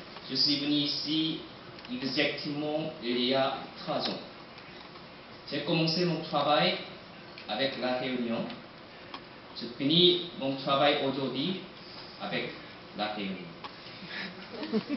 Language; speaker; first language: French; non-native, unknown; Korean